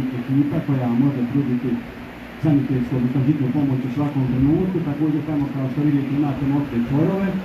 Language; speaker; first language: Bosnian; native; Bosnian